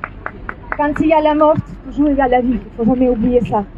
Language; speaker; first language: French; non-native, fluent; Russian